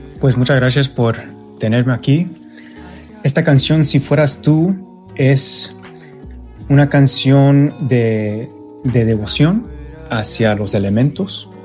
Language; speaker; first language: Spanish; early bilingual, other home language; English